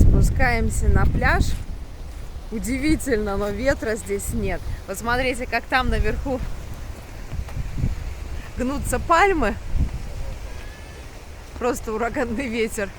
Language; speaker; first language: Russian; native; Russian